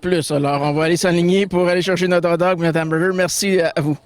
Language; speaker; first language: French; native; French